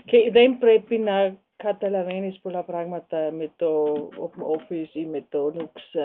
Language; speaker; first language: Greek; non-native, learner; German